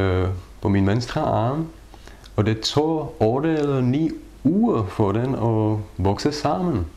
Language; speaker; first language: Danish; non-native, fluent; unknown